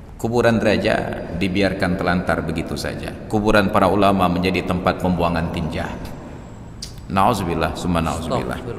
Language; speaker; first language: Indonesian; native; Indonesian